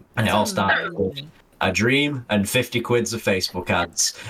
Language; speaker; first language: English; native; English